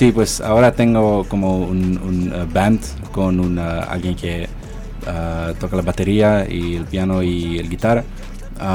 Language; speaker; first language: Spanish; early bilingual, heritage; Spanish